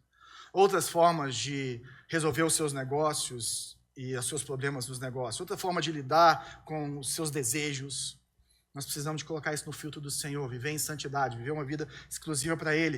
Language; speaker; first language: Portuguese; native; Portuguese